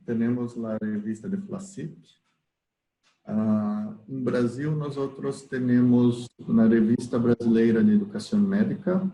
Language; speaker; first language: Spanish; non-native, learner; Portuguese